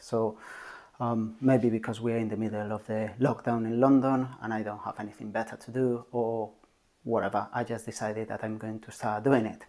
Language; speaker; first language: English; non-native, fluent; Spanish